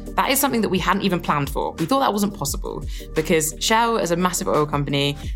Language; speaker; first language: English; native; English